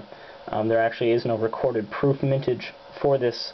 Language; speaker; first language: English; native; English